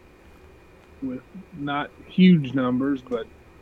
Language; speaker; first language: English; native; English